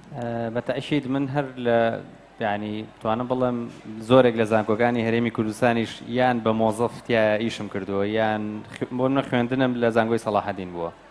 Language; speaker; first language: Central Kurdish; native; Central Kurdish